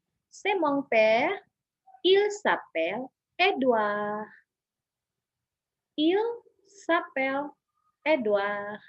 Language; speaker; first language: French; non-native, fluent; Indonesian